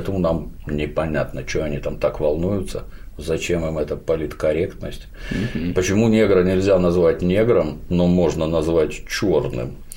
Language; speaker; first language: Russian; native; Russian